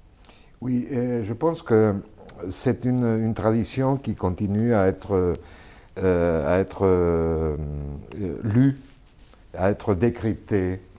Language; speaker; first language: French; non-native, fluent; Spanish